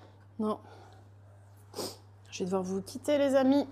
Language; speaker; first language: French; native; French